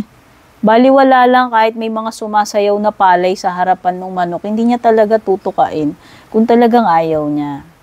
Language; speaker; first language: Filipino; native; Filipino